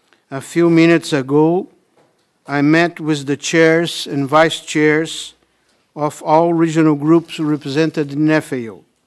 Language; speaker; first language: English; non-native, fluent; Portuguese